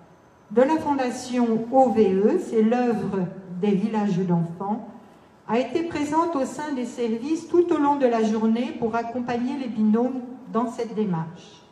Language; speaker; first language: French; native; French